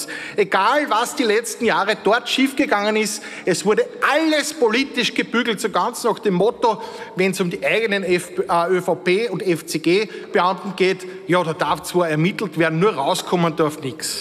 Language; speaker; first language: German; native; German